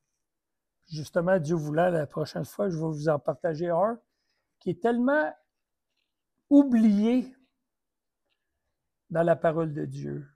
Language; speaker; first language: French; native; French